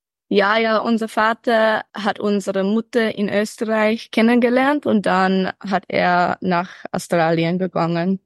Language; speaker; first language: German; early bilingual, heritage; English